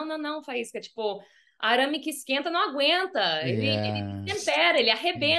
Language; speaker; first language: Portuguese; non-native, fluent; English